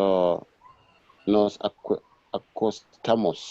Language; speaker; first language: Spanish; non-native, learner; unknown